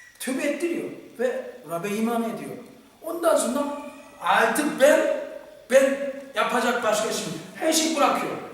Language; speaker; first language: Turkish; non-native, fluent; Korean